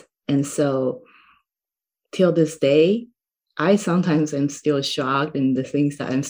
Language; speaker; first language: English; non-native, fluent; Chinese